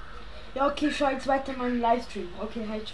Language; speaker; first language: German; early bilingual, other home language; Turkish